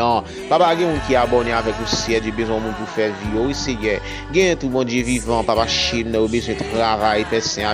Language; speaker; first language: French; non-native, local second language; Haitian Creole